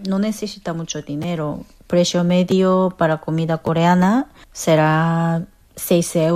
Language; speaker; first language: Spanish; non-native, fluent; Korean